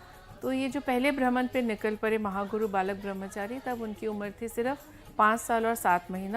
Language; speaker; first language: Hindi; native; Hindi